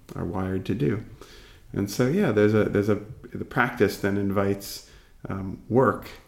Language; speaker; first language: English; native; English